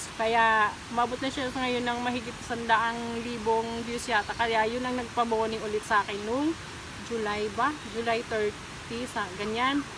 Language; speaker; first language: Filipino; non-native, local second language; Waray